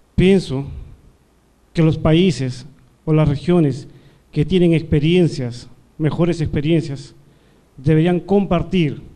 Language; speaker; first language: Portuguese; non-native, learner; Spanish